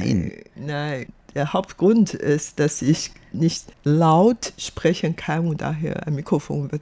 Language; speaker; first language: German; non-native, fluent; Chinese